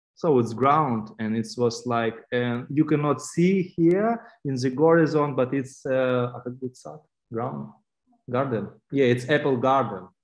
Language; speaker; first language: English; non-native, fluent; Ukrainian